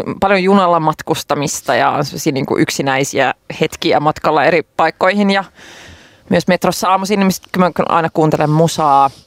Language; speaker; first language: Finnish; non-native, local second language; Swedish